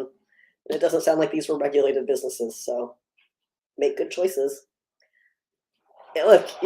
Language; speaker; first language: English; native; English